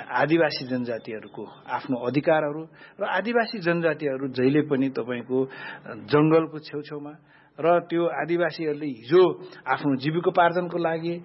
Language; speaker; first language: Nepali; non-native, local second language; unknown